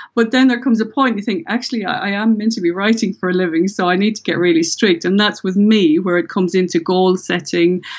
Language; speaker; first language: English; native; English